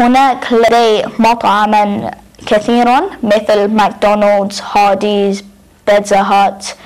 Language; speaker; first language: Arabic; non-native, learner; English